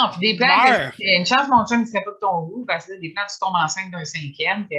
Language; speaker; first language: French; native; French